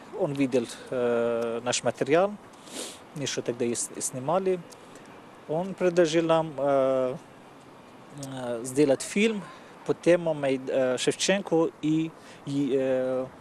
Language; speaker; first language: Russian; non-native, fluent; Persian